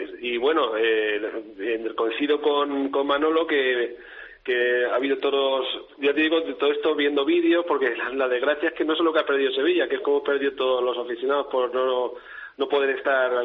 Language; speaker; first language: Spanish; native; Spanish